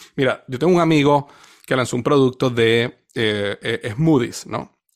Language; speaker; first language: Spanish; native; Spanish